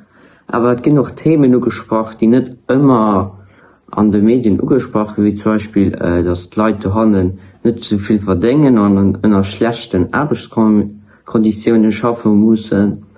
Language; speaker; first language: German; non-native, local second language; Luxembourgish